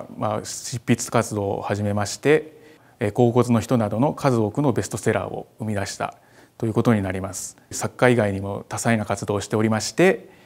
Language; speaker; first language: Japanese; native; Japanese